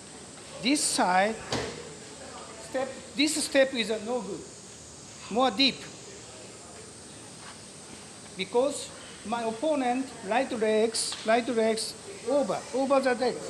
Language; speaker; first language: English; non-native, learner; Japanese